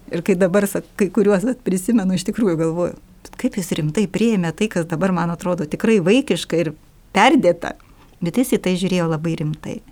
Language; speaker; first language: Lithuanian; native; Lithuanian